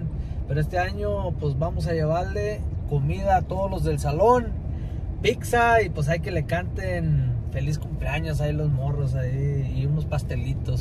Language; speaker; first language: Spanish; native; Spanish